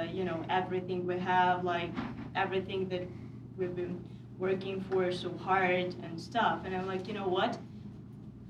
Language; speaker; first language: English; non-native, fluent; Ukrainian